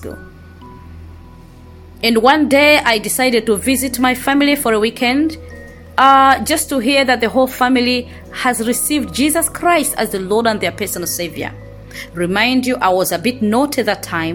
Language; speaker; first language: English; non-native, local second language; Nyanja